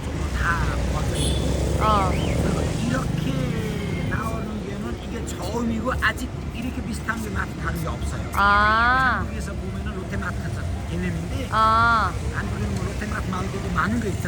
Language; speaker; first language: Korean; non-native, fluent; Nepali